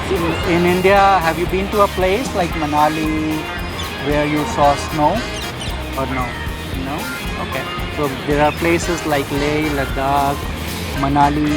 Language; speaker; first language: English; non-native, local second language; Hindi